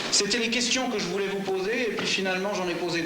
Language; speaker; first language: French; native; French